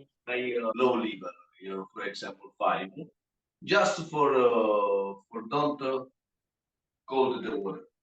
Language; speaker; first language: English; non-native, learner; Italian